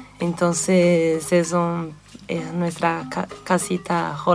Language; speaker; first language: Spanish; non-native, fluent; Portuguese